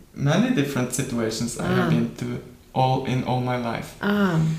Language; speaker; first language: English; non-native, fluent; Norwegian